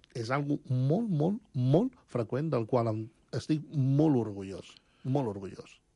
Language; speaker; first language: Catalan; early bilingual, other home language; Spanish